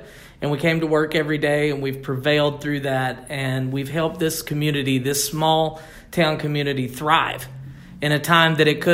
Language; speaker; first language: English; native; English